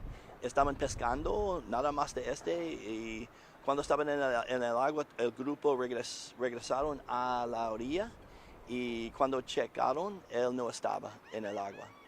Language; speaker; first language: Spanish; non-native, learner; English